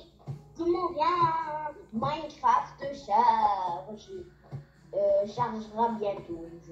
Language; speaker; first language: French; native; French